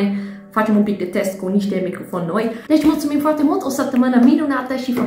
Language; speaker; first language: Romanian; non-native, learner; Dutch